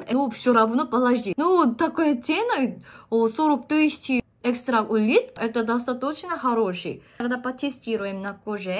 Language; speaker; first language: Russian; non-native, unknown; Korean